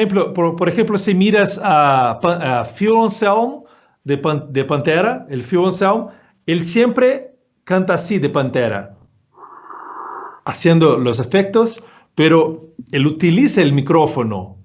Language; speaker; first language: Spanish; non-native, fluent; Portuguese